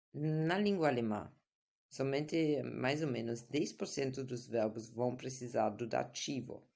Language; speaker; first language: Portuguese; non-native, fluent; German